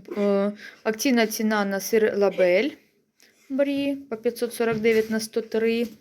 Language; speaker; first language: Ukrainian; non-native, local second language; Russian